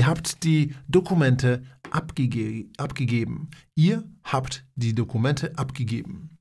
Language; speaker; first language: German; non-native, fluent; Polish